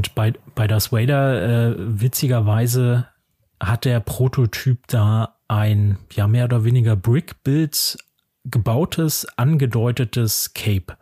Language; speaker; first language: German; native; German